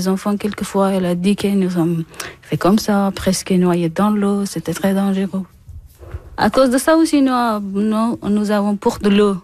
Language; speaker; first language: French; non-native, learner; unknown